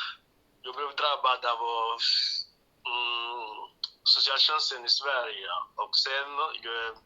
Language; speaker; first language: Swedish; non-native, learner; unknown